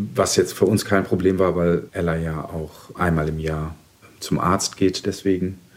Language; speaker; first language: German; native; German